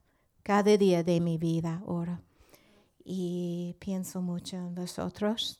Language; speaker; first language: Spanish; non-native, learner; English